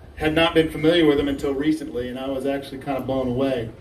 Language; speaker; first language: English; native; English